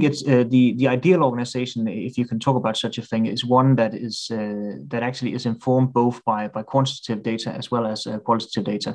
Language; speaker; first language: English; non-native, fluent; Danish